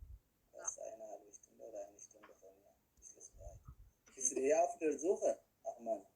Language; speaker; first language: German; non-native, learner; Tigrinya